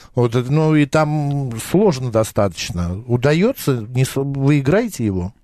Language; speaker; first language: Russian; native; Russian